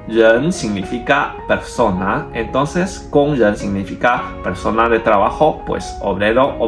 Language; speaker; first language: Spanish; non-native, fluent; Chinese